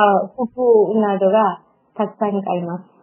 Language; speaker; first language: Japanese; non-native, learner; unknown